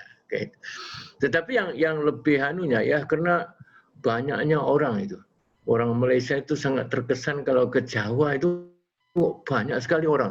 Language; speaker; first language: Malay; non-native, local second language; Javanese